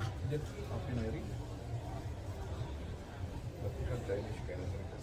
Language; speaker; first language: English; non-native, learner; Filipino